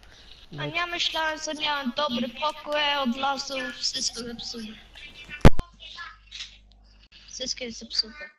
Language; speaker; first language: Swedish; non-native, learner; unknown